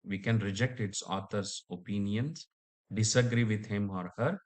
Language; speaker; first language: English; non-native, local second language; Kannada